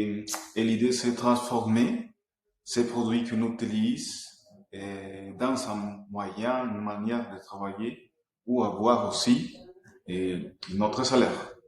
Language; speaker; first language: French; non-native, fluent; Spanish